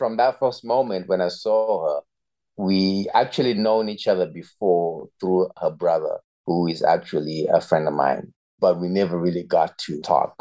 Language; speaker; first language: English; non-native, local second language; Shona